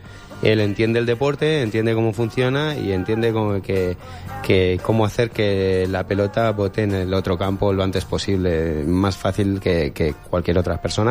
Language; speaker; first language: Spanish; native; Spanish